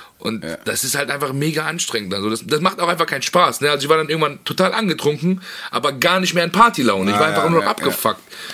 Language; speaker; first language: German; early bilingual, other home language; Persian